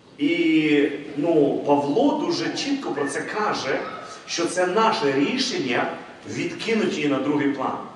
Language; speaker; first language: Ukrainian; non-native, local second language; Russian